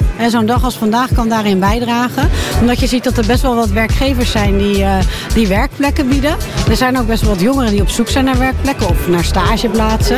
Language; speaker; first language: Dutch; native; Dutch